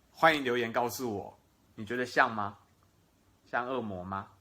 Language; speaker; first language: Chinese; native; Chinese